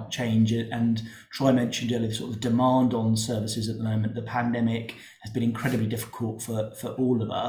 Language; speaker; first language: English; native; English